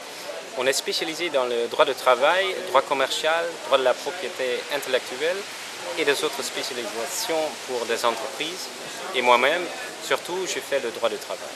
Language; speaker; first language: French; non-native, fluent; Dutch